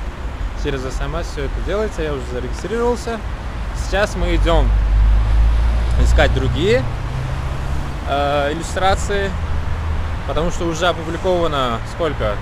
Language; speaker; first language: Russian; non-native, local second language; Uzbek